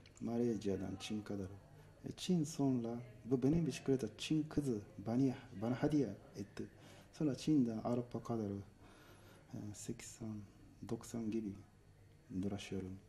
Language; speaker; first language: Turkish; non-native, learner; Japanese